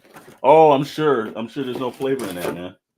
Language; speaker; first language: English; native; English